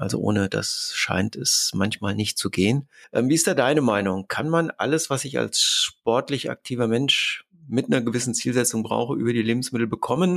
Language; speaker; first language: German; native; German